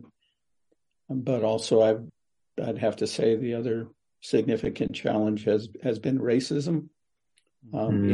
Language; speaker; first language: English; native; English